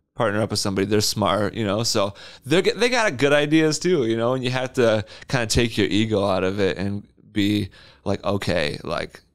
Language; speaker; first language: English; native; English